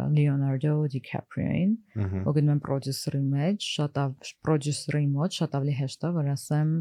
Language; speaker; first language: Armenian; early bilingual, heritage; Armenian